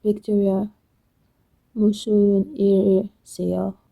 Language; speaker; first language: Korean; non-native, learner; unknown